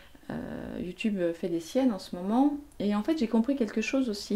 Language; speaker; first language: French; native; French